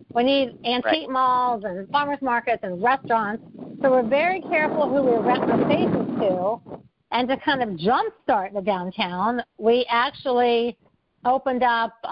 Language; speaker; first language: English; native; English